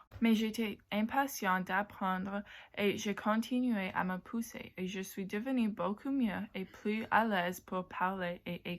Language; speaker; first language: French; non-native, local second language; English